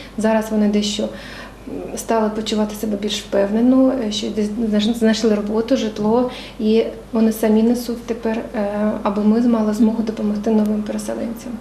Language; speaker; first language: Ukrainian; non-native, local second language; Russian